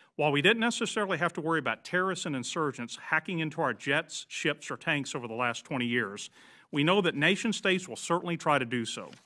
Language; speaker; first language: English; native; English